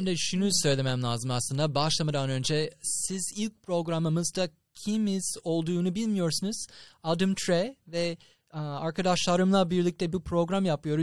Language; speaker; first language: Turkish; non-native, fluent; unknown